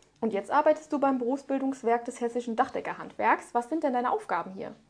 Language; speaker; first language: German; native; German